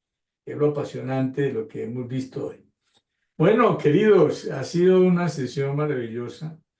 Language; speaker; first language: Spanish; native; Spanish